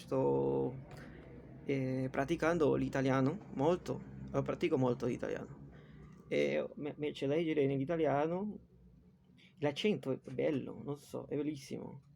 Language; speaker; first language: Italian; non-native, learner; Spanish